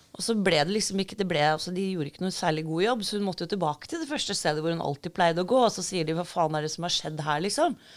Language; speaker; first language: Norwegian; native; Norwegian